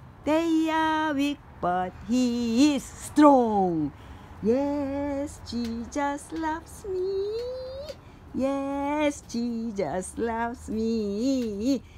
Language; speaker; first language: English; non-native, learner; Korean